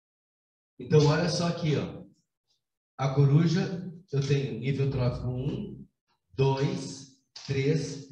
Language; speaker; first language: Portuguese; native; Portuguese